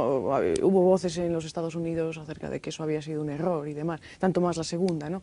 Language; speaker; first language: Spanish; native; Spanish